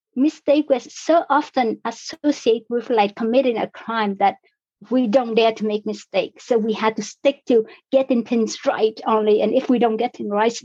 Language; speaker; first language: English; non-native, fluent; Vietnamese